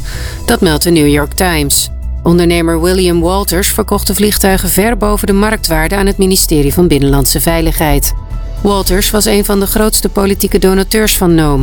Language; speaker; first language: Dutch; native; Dutch